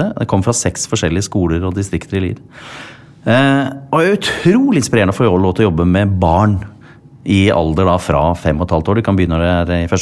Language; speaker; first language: Norwegian; native; Norwegian